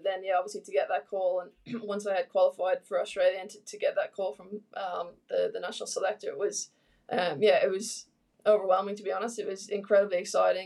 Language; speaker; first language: English; native; English